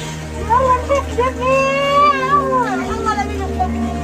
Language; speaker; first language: Arabic; native; Arabic